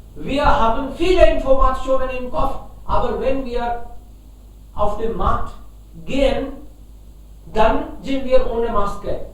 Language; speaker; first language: German; non-native, fluent; Hindi